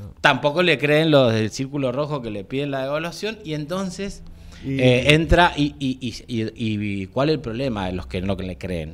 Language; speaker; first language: Spanish; native; Spanish